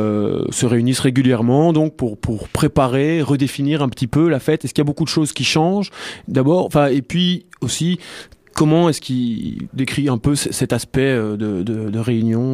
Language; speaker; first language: French; native; French